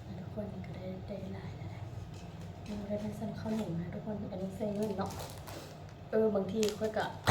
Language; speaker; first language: Thai; non-native, local second language; Lao